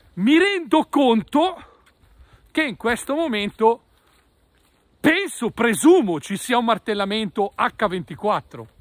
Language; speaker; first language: Italian; native; Italian